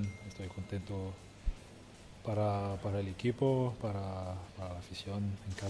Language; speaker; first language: Spanish; non-native, fluent; French